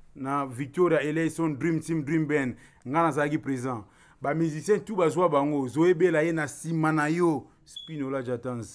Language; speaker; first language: French; non-native, local second language; Lingala